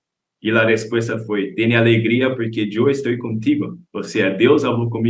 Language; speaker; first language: Spanish; non-native, learner; Portuguese